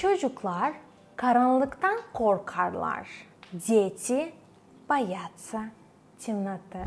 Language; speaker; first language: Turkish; non-native, fluent; Russian